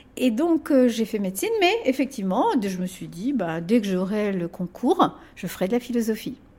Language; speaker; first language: French; early bilingual, other home language; Spanish